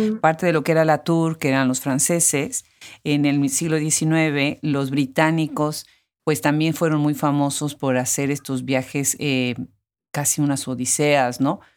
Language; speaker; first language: Spanish; native; Spanish